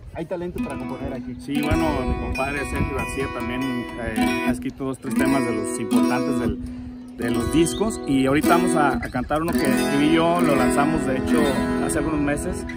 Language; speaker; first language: Spanish; native; Spanish